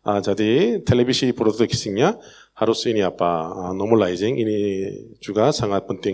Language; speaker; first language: Indonesian; non-native, learner; Korean